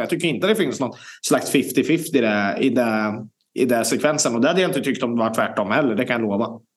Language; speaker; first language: Swedish; native; Swedish